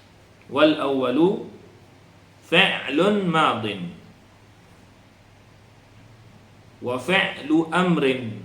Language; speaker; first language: Arabic; non-native, fluent; Malay